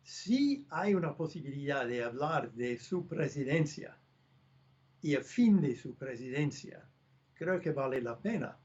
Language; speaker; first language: Spanish; non-native, fluent; English